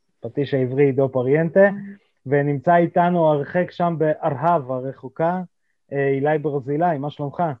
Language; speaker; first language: Hebrew; early bilingual, other home language; Russian